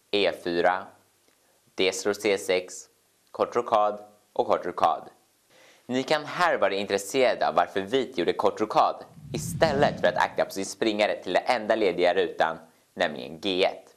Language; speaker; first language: Swedish; native; Swedish